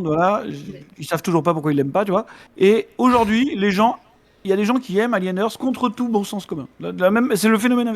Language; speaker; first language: French; native; French